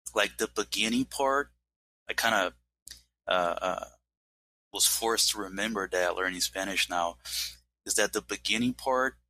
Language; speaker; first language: English; non-native, fluent; Portuguese